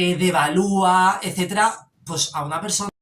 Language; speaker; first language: Spanish; native; Spanish